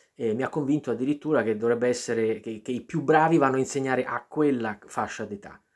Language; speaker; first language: Italian; native; Italian